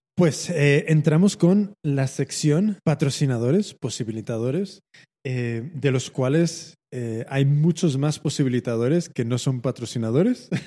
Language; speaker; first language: Spanish; early bilingual, heritage; Spanish